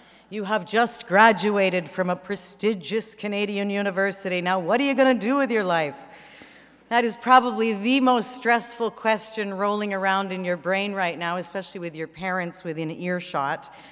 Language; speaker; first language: English; native; English